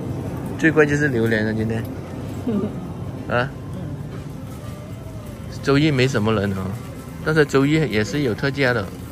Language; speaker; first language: Chinese; non-native, local second language; Cantonese